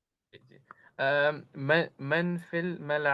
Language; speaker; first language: Arabic; non-native, learner; Urdu